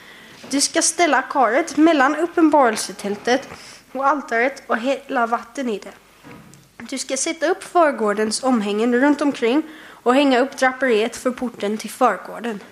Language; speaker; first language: Swedish; native; Swedish